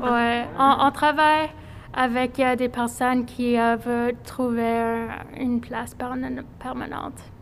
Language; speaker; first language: French; non-native, fluent; English